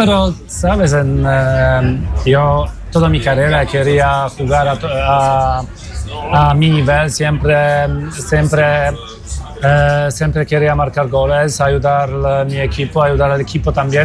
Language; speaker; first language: Spanish; non-native, learner; Polish